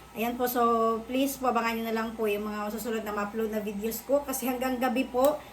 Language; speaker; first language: Filipino; non-native, local second language; Cebuano